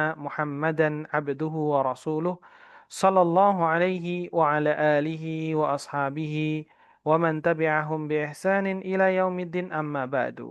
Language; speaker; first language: Arabic; non-native, fluent; Indonesian